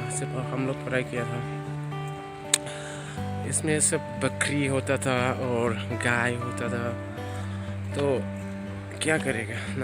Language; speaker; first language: Hindi; non-native, local second language; Bodo